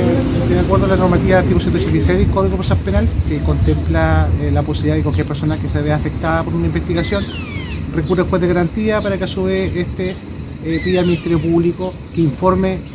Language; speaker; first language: Spanish; native; Spanish